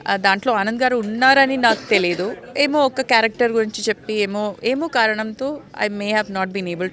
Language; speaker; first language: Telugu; non-native, local second language; Malayalam